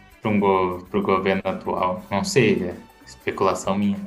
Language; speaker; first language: Portuguese; native; Portuguese